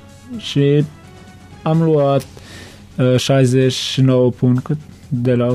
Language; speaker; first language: Romanian; non-native, learner; Turkmen